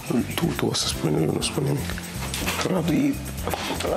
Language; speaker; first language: Romanian; non-native, learner; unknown